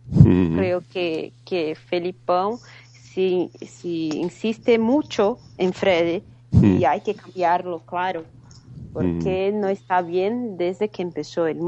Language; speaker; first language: Spanish; non-native, fluent; Portuguese